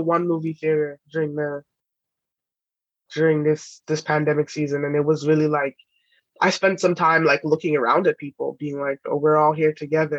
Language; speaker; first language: English; native; English